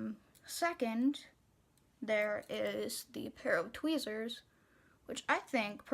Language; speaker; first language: English; native; English